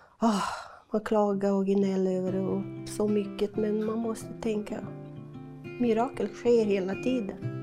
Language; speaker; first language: Swedish; non-native, fluent; Portuguese